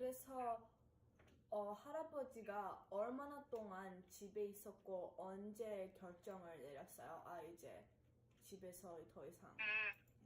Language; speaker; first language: Korean; early bilingual, heritage; English